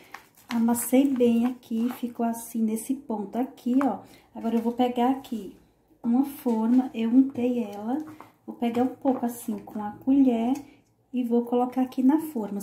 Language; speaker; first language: Portuguese; native; Portuguese